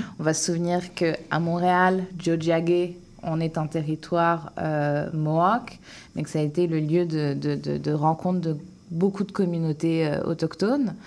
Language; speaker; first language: French; native; French